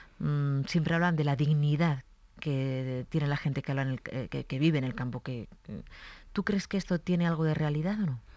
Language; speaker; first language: Spanish; native; Spanish